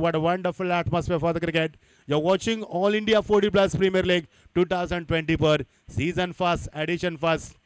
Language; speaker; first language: English; non-native, local second language; Marathi